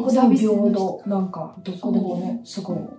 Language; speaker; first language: Japanese; non-native, fluent; Russian